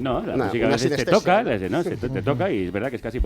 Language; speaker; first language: Spanish; native; Spanish